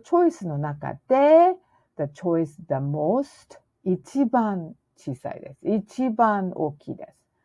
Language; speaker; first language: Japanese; non-native, fluent; English